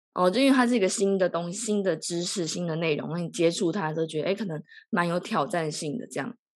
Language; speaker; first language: Chinese; native; Chinese